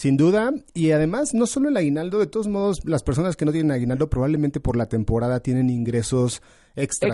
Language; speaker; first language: Spanish; native; Spanish